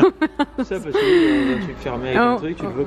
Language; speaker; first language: French; native; French